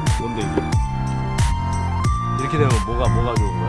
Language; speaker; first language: Korean; native; Korean